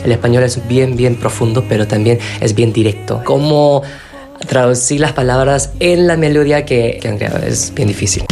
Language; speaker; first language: Spanish; non-native, fluent; Korean